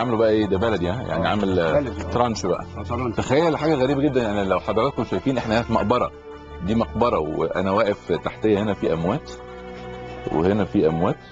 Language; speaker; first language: Arabic; native; Arabic